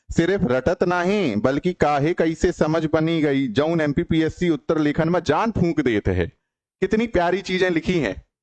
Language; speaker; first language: Hindi; native; Hindi